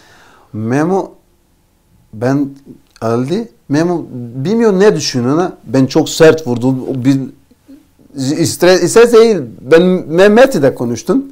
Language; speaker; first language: Turkish; non-native, learner; Portuguese